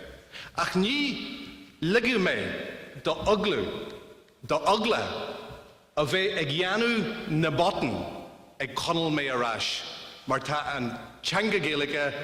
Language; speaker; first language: Irish; non-native, learner; English